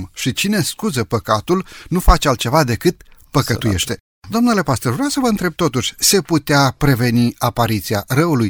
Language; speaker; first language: Romanian; native; Romanian